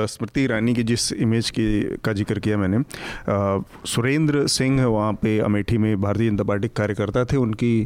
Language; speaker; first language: Hindi; native; Hindi